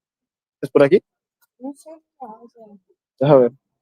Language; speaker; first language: Spanish; non-native, learner; English